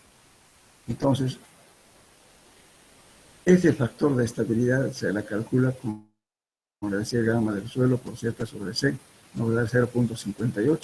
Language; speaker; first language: Spanish; native; Spanish